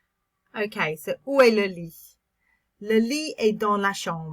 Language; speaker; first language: French; non-native, fluent; English